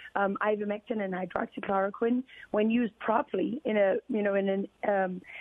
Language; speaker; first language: English; native; English